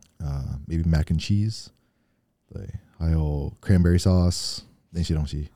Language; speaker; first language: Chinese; non-native, fluent; English